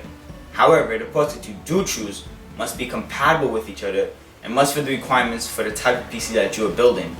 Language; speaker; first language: English; native; English